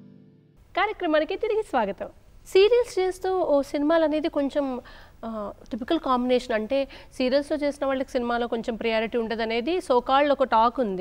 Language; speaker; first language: Telugu; native; Telugu